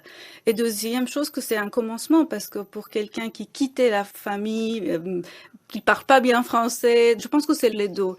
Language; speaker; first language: French; non-native, fluent; Persian